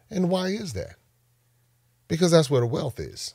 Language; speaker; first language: English; native; English